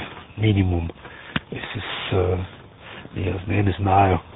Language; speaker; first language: Russian; non-native, learner; German